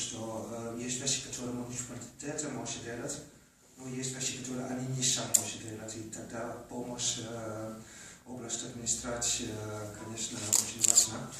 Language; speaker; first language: Russian; non-native, learner; Polish